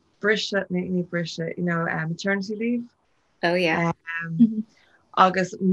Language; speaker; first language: Irish; non-native, local second language; English